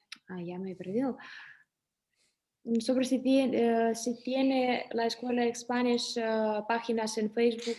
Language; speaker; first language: Spanish; non-native, fluent; Russian